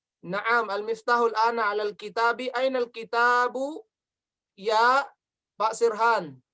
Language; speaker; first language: Arabic; non-native, fluent; Filipino